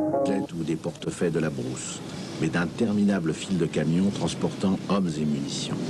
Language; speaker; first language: French; native; French